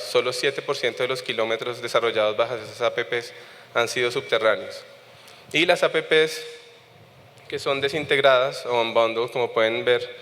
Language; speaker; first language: Spanish; native; Spanish